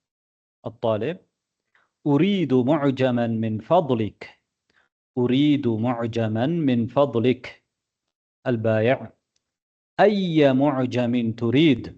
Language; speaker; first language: Arabic; non-native, fluent; Tamil